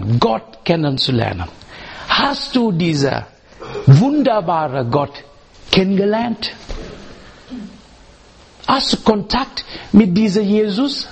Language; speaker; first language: German; non-native, learner; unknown